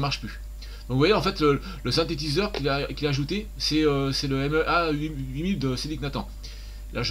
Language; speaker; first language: French; native; French